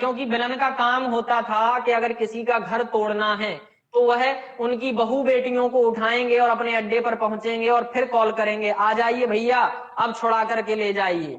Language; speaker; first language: Hindi; native; Hindi